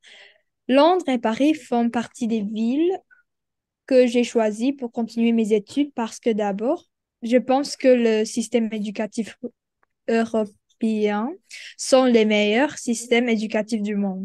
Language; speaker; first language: French; non-native, learner; Indonesian